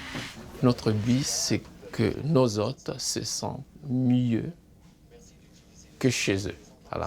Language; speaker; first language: French; non-native, local second language; Malagasy